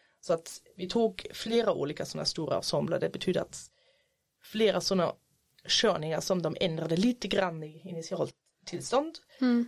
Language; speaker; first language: Swedish; non-native, fluent; German